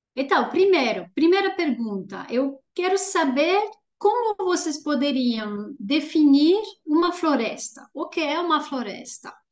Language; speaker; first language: Portuguese; non-native, fluent; French